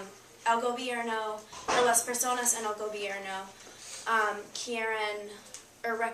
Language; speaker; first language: Spanish; non-native, learner; English